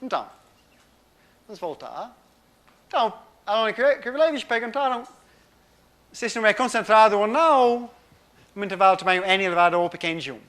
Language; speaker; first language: Portuguese; non-native, fluent; English